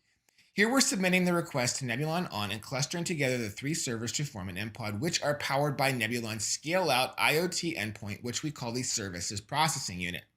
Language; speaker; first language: English; native; English